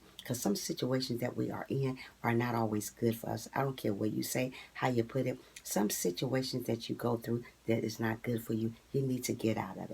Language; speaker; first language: English; native; English